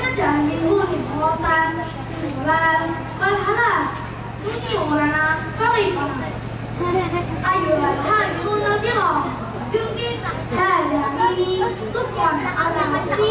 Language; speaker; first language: Arabic; non-native, learner; Indonesian